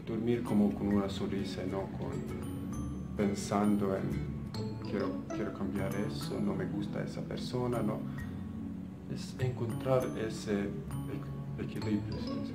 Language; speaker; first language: Spanish; non-native, fluent; Bosnian